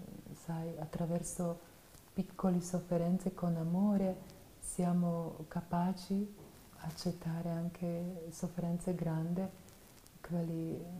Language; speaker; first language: Italian; non-native, fluent; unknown